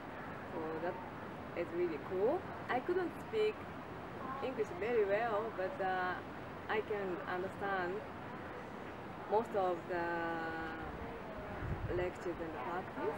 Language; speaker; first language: English; non-native, learner; Japanese